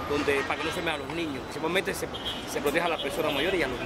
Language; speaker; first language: Spanish; native; Spanish